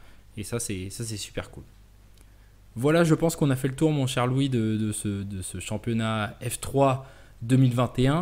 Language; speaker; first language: French; native; French